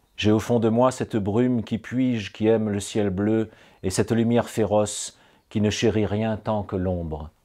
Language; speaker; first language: French; native; French